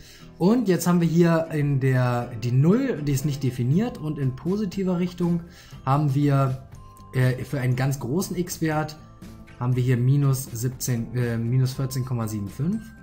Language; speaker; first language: German; native; German